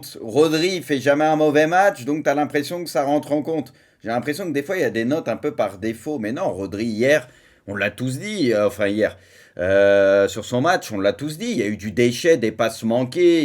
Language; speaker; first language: French; native; French